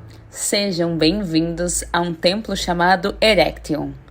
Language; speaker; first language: Portuguese; native; Portuguese